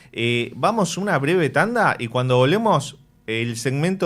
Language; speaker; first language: Spanish; native; Spanish